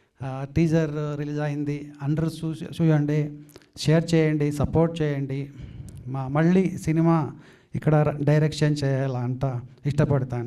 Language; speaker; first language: Telugu; non-native, learner; Kannada